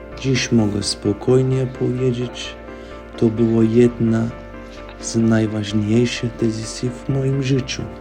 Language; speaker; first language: Polish; non-native, fluent; Turkish